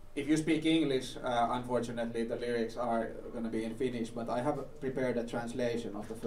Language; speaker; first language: English; non-native, fluent; Finnish